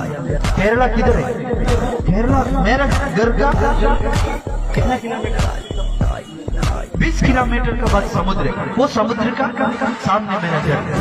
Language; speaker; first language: Hindi; non-native, local second language; Malayalam